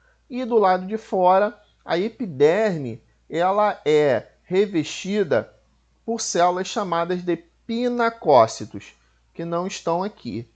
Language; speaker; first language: Portuguese; native; Portuguese